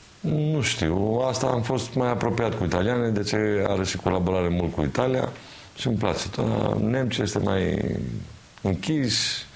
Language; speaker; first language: Romanian; non-native, learner; Greek